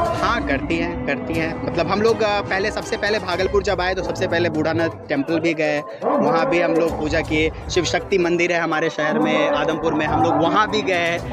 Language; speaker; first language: Hindi; native; Hindi